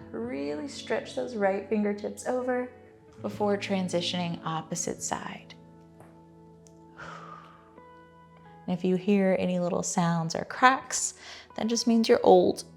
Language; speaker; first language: English; native; English